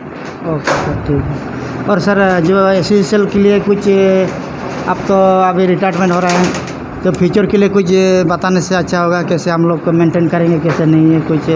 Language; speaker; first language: Hindi; non-native, local second language; Santali